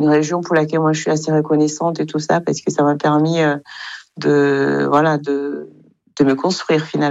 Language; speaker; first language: French; non-native, local second language; Kinyarwanda